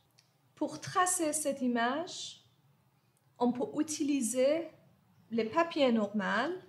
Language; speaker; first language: French; non-native, fluent; Persian